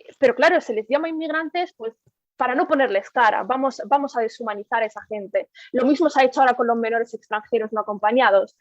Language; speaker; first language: Spanish; early bilingual, other home language; Arabic